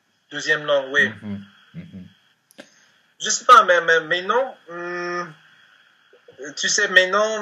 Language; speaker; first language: French; non-native, learner; Spanish